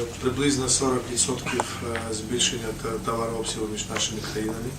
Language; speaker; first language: Ukrainian; non-native, fluent; Georgian